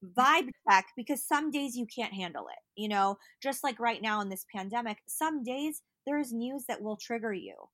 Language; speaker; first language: English; native; English